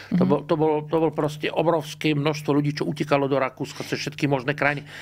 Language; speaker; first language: Slovak; native; Slovak